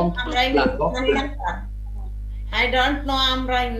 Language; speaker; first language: English; non-native, learner; Bangla